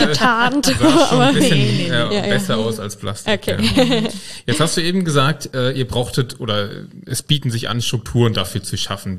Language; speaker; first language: German; native; German